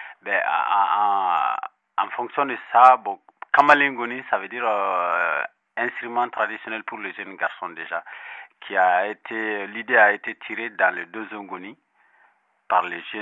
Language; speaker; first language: French; non-native, local second language; Bambara